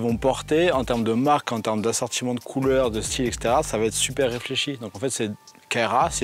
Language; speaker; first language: French; native; French